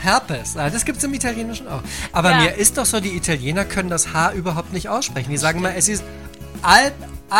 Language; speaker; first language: German; native; German